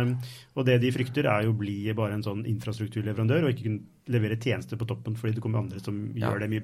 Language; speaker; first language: Norwegian; native; Norwegian